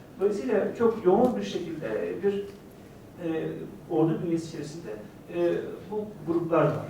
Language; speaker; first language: Turkish; native; Turkish